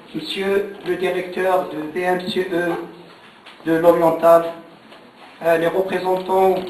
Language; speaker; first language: French; non-native, local second language; Arabic